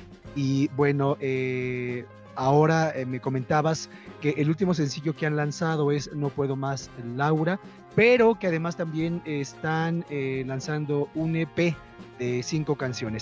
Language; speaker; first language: Spanish; native; Spanish